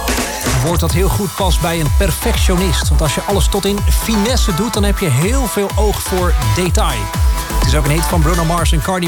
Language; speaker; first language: Dutch; native; Dutch